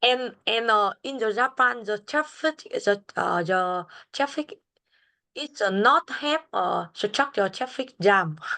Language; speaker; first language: English; non-native, learner; Vietnamese